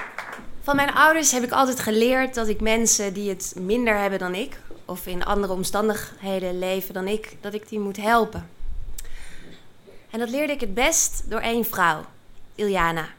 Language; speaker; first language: Dutch; native; Dutch